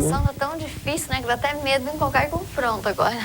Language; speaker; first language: Portuguese; native; Portuguese